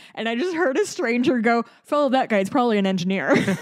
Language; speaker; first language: English; native; English